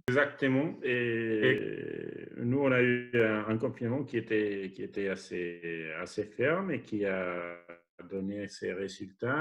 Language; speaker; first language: French; non-native, fluent; Spanish